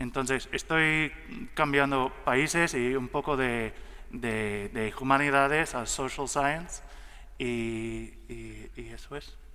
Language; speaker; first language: Spanish; non-native, learner; English